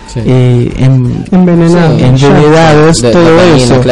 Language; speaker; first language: Spanish; non-native, learner; Haitian Creole